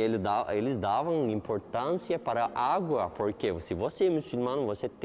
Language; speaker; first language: Portuguese; non-native, learner; Turkish